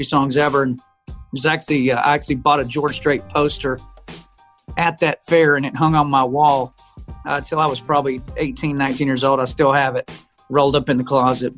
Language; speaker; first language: English; native; English